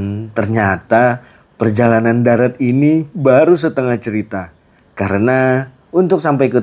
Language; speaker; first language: Indonesian; native; Indonesian